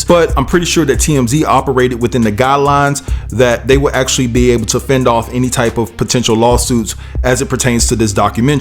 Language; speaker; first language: English; native; English